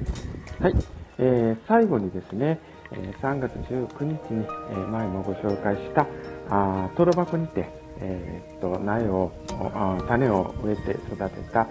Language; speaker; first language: Japanese; native; Japanese